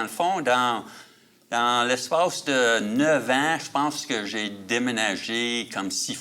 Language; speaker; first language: French; native; French